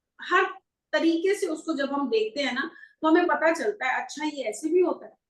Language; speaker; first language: Hindi; native; Hindi